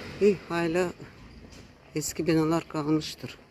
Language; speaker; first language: Turkish; early bilingual, heritage; Turkish